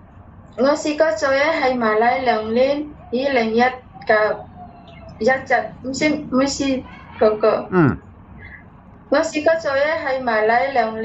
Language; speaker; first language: Cantonese; non-native, learner; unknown